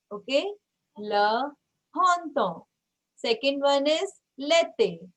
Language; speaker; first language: French; non-native, fluent; Hindi